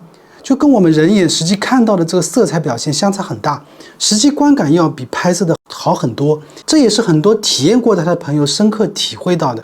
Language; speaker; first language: Chinese; native; Chinese